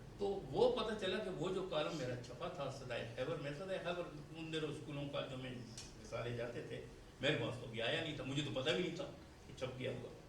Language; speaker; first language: Urdu; non-native, local second language; Pashto